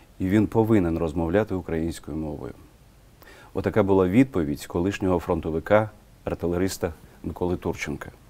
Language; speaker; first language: Ukrainian; non-native, local second language; Russian